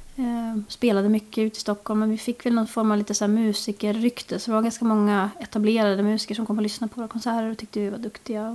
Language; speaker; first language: Swedish; native; Swedish